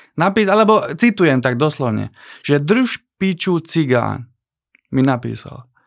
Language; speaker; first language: Slovak; non-native, local second language; Hungarian